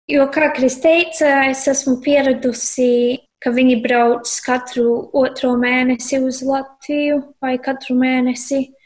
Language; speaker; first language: Latvian; early bilingual, heritage; Latvian